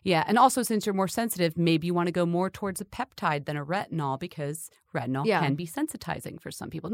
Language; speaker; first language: English; native; English